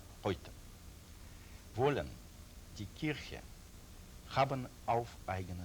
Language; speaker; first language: German; non-native, learner; Russian